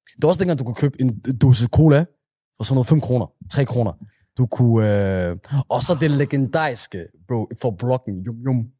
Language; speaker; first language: Danish; early bilingual, other home language; Somali